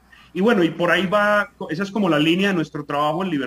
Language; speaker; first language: Spanish; native; Spanish